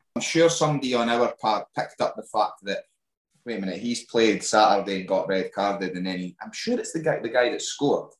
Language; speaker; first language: English; native; English